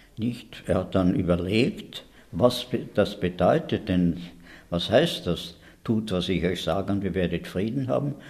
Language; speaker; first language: German; native; German